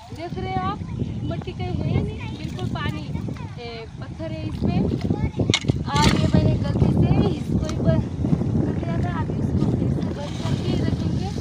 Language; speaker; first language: Hindi; non-native, local second language; Marathi